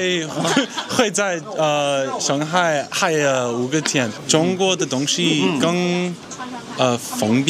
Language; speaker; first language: Chinese; non-native, learner; English